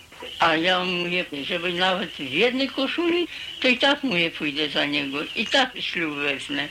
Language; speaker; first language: Polish; early bilingual, heritage; Polish